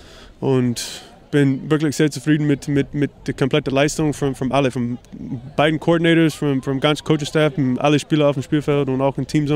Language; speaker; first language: German; non-native, fluent; English